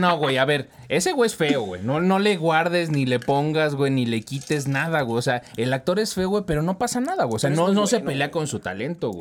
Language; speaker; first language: Spanish; native; Spanish